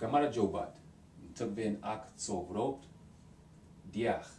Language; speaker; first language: Georgian; non-native, learner; English